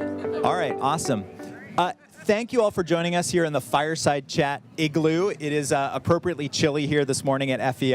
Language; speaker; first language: English; native; English